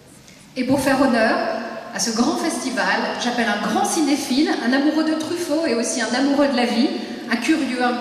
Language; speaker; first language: French; native; French